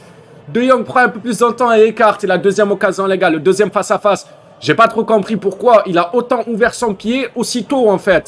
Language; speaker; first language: French; native; French